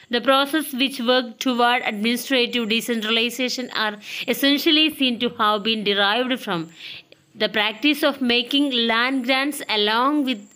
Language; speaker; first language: English; non-native, local second language; Malayalam